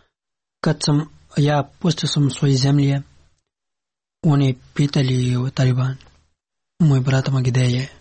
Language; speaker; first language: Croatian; non-native, learner; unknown